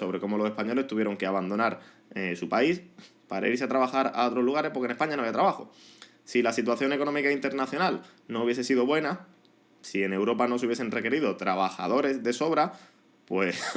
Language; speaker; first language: Spanish; native; Spanish